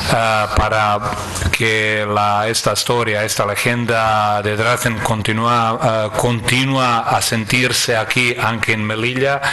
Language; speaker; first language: Spanish; non-native, fluent; Croatian